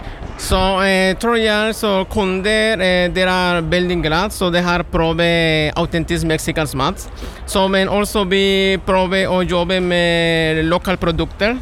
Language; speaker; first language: Norwegian; non-native, learner; Spanish